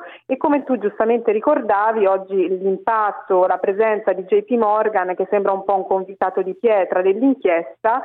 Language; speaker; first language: Italian; native; Italian